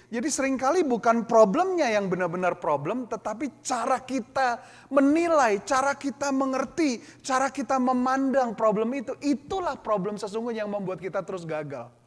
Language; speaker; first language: Indonesian; native; Indonesian